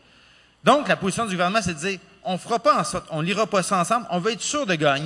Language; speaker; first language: French; native; French